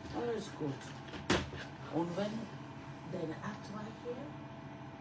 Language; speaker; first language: German; non-native, learner; French